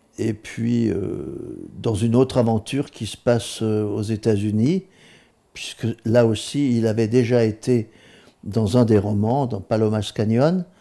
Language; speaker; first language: French; native; French